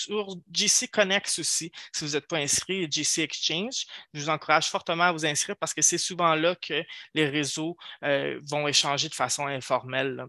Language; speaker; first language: French; native; French